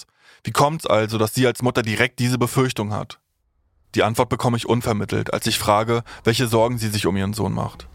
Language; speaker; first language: German; native; German